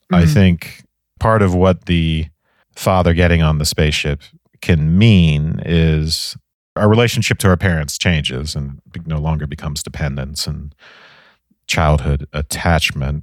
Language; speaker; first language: English; native; English